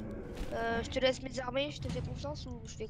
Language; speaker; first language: French; native; French